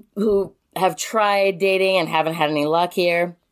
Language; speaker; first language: English; native; English